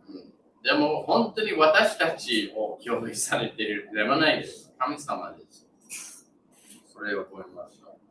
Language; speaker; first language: Japanese; non-native, fluent; English